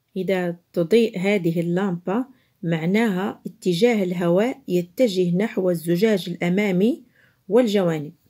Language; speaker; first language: Arabic; non-native, local second language; Central Kurdish